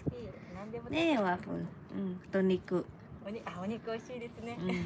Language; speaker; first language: Japanese; non-native, learner; Waray